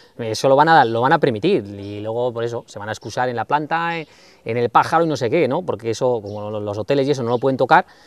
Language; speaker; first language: Spanish; native; Spanish